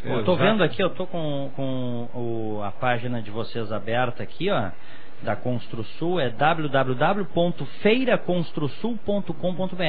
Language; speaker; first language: Portuguese; native; Portuguese